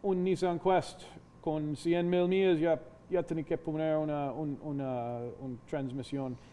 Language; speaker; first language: Spanish; non-native, fluent; English